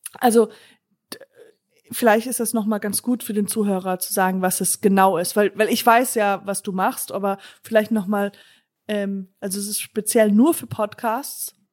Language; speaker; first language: German; non-native, fluent; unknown